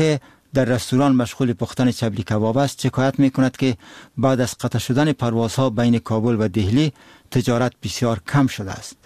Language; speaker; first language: Persian; native; Persian